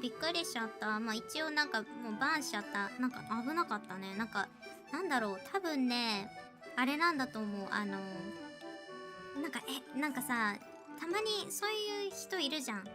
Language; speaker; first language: Japanese; native; Japanese